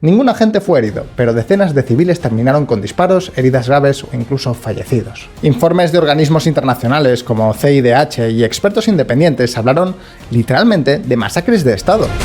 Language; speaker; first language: Spanish; native; Spanish